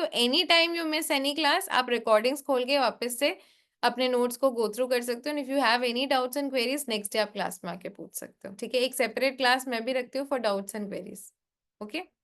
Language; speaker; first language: Hindi; native; Hindi